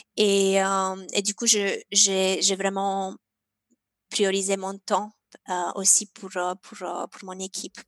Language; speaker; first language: French; non-native, fluent; Romanian